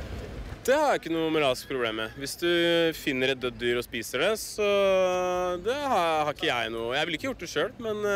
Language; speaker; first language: Norwegian; native; Norwegian